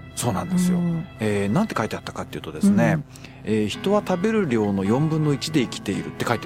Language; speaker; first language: Japanese; native; Japanese